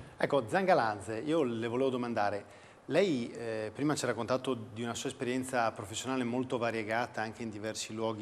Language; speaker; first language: Italian; native; Italian